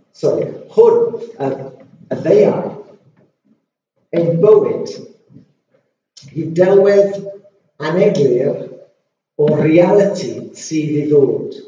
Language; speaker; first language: Welsh; non-native, local second language; English